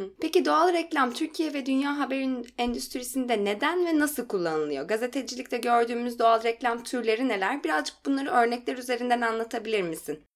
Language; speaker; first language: Turkish; native; Turkish